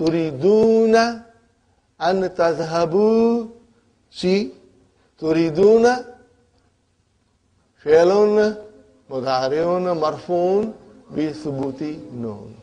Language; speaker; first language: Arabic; non-native, fluent; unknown